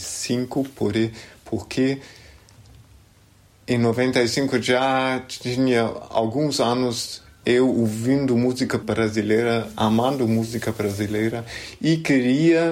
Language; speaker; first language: Portuguese; non-native, fluent; German